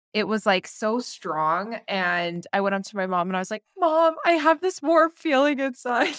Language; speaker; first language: English; native; English